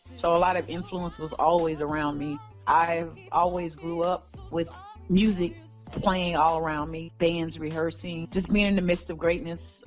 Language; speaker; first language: English; native; English